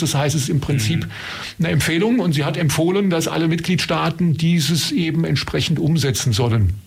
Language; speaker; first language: German; native; German